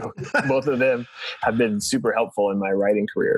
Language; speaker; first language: English; native; English